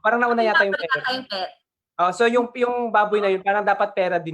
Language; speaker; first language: Filipino; native; Filipino